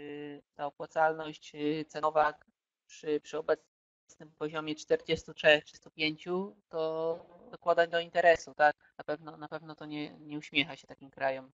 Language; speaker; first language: Polish; native; Polish